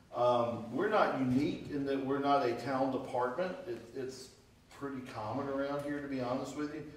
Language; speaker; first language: English; native; English